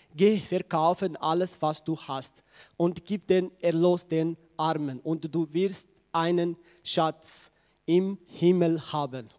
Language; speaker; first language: German; non-native, fluent; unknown